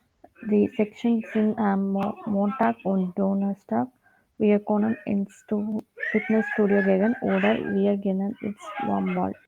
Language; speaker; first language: German; non-native, learner; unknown